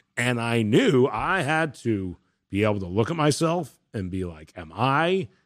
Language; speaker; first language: English; native; English